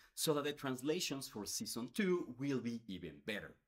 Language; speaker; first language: English; non-native, fluent; Spanish